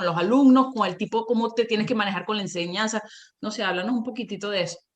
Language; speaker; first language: Spanish; native; Spanish